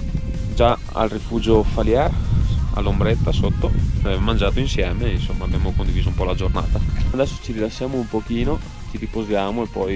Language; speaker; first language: Italian; native; Italian